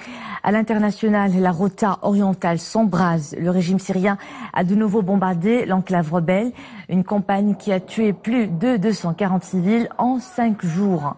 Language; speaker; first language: French; non-native, local second language; Arabic